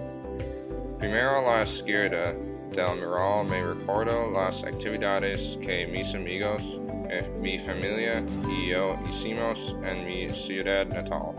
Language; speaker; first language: Spanish; non-native, learner; English